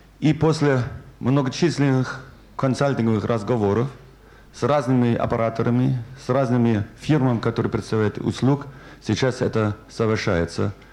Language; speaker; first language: Russian; non-native, fluent; German